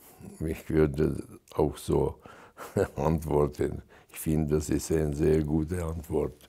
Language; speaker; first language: German; non-native, fluent; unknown